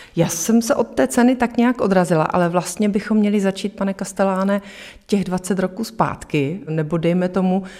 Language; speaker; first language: Czech; native; Czech